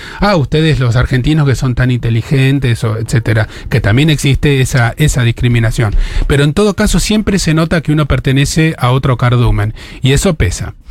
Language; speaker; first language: Spanish; native; Spanish